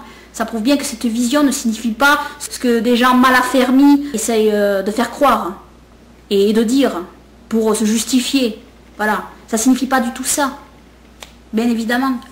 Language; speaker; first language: French; native; French